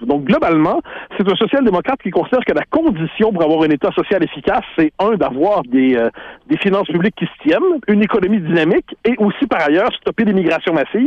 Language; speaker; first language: French; native; French